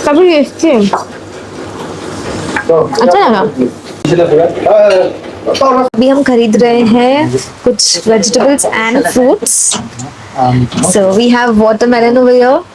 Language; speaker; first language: Hindi; native; Hindi